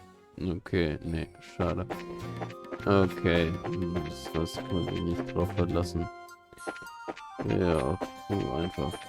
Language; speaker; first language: German; native; German